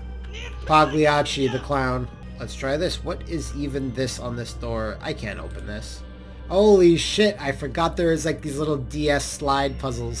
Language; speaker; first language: English; native; English